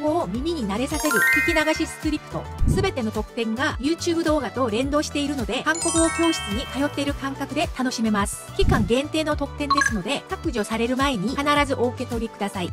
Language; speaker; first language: Japanese; native; Japanese